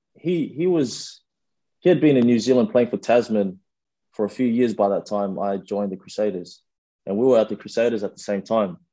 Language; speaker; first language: English; early bilingual, other home language; Fijian